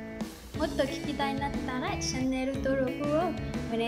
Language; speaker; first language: Japanese; non-native, learner; Burmese